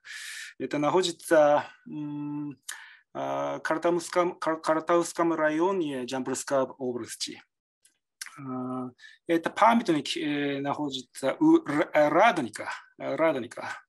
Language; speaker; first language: Russian; non-native, learner; Japanese